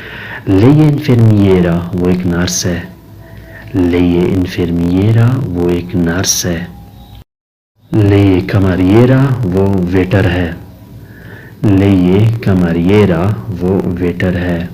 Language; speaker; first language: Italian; non-native, fluent; Urdu